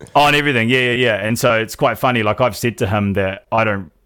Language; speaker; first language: English; native; English